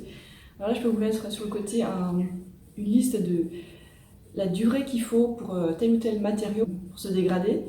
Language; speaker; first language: French; native; French